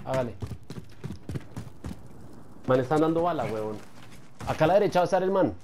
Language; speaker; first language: Spanish; native; Spanish